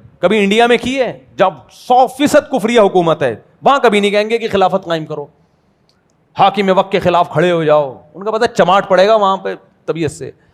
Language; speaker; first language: Urdu; native; Urdu